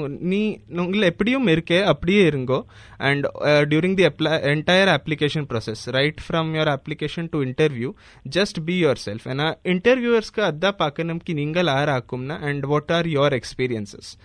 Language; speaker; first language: Tamil; early bilingual, heritage; Tamil